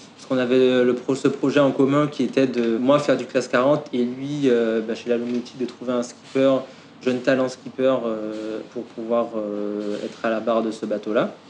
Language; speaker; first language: French; native; French